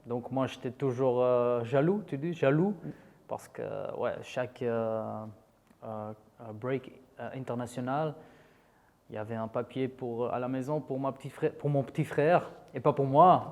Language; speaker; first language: French; non-native, fluent; Dutch